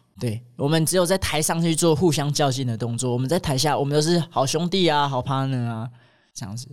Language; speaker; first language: Chinese; native; Chinese